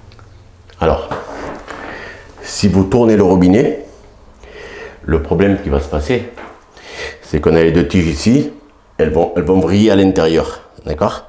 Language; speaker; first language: French; native; French